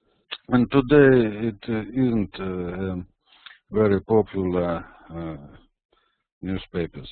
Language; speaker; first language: English; non-native, learner; Russian